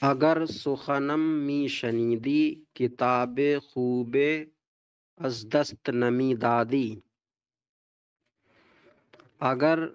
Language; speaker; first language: Persian; non-native, fluent; Urdu